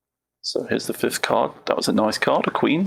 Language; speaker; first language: English; native; English